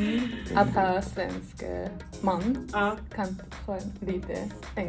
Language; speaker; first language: Swedish; non-native, fluent; Japanese